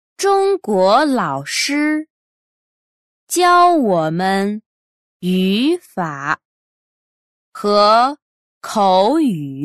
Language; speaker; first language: Chinese; non-native, learner; Russian